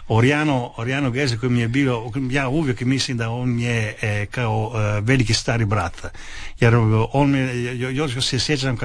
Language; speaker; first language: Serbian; early bilingual, heritage; Italian